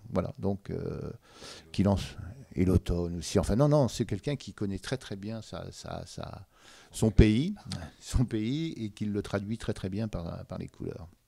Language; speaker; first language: French; native; French